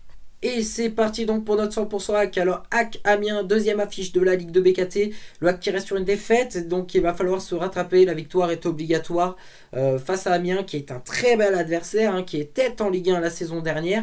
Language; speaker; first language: French; native; French